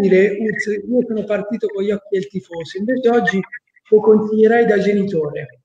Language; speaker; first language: Italian; native; Italian